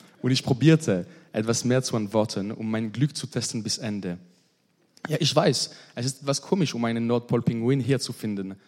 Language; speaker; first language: German; non-native, learner; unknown